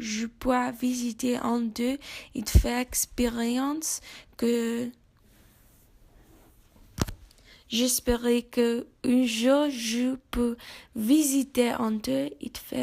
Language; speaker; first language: French; non-native, learner; English